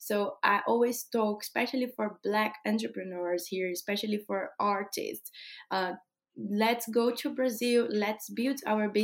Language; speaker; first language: English; non-native, fluent; Portuguese